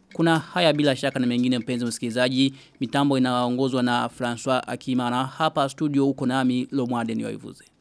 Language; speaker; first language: Swahili; non-native, local second language; Rundi